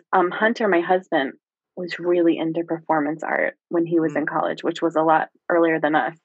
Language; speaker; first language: English; native; English